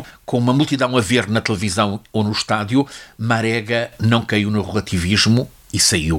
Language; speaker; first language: Portuguese; native; Portuguese